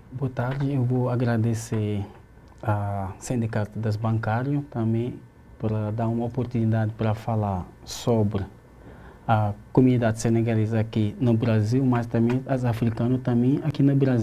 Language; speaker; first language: Portuguese; non-native, learner; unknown